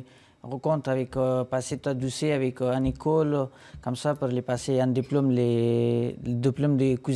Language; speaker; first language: French; non-native, learner; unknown